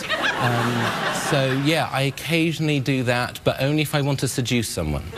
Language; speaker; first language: English; native; English